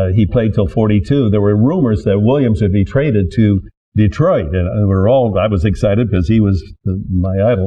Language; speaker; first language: English; native; English